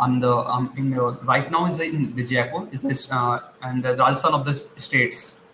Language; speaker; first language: English; non-native, learner; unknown